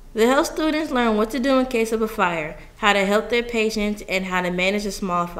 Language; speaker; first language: English; native; English